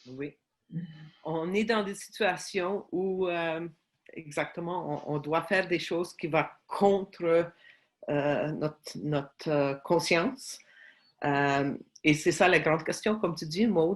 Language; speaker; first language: French; non-native, fluent; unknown